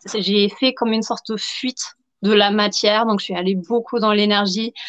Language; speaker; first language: French; non-native, fluent; German